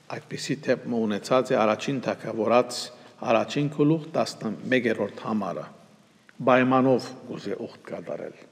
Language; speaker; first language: Armenian; early bilingual, heritage; Armenian